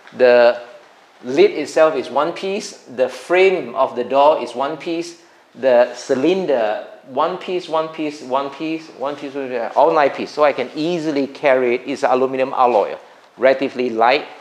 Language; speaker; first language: English; non-native, local second language; Min Nan Chinese